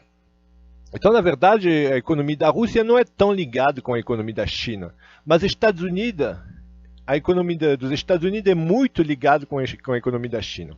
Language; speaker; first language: Portuguese; non-native, fluent; Russian